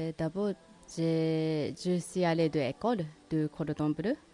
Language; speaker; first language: French; non-native, learner; Japanese